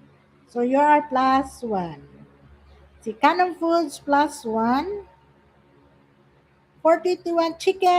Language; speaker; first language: English; non-native, local second language; Filipino